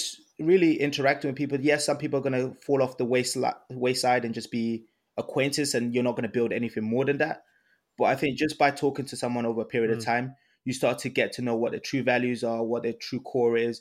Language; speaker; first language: English; non-native, local second language; Yoruba